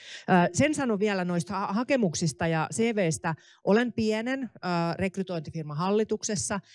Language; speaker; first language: Finnish; native; Finnish